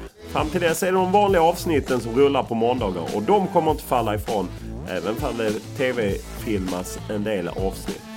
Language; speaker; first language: Swedish; native; Swedish